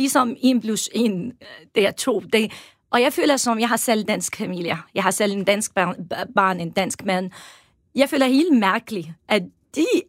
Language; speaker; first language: Danish; non-native, fluent; Arabic